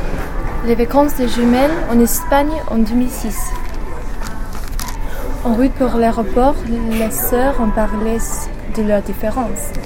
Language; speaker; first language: French; non-native, learner; English